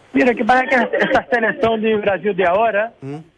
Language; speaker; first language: Spanish; non-native, learner; Portuguese